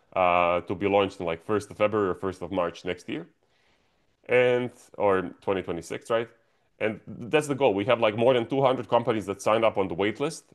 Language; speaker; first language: English; non-native, fluent; Croatian